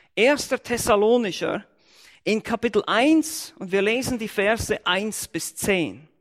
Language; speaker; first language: German; native; German